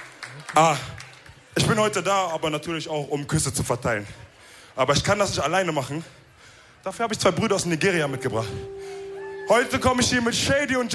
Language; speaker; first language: German; native; German